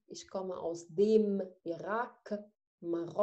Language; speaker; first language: German; non-native, fluent; Arabic